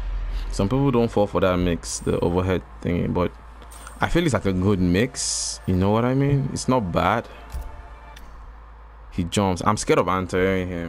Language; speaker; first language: English; native; English